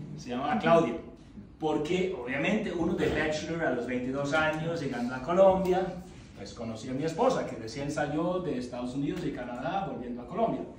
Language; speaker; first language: Spanish; non-native, fluent; German